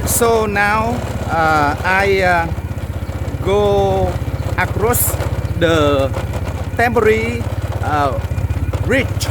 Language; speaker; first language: English; non-native, learner; Vietnamese